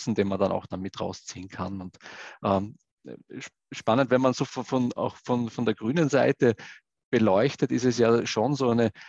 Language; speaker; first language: German; native; German